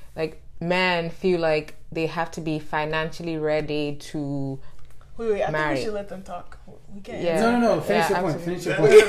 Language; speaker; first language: English; non-native, local second language; Akan